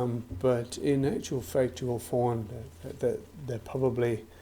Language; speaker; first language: English; native; English